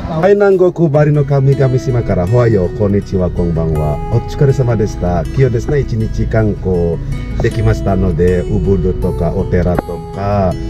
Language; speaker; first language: Japanese; non-native, fluent; Balinese